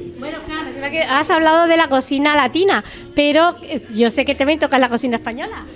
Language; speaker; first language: Spanish; native; Spanish